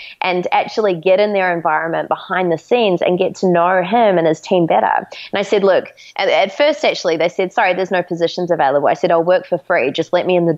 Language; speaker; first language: English; native; English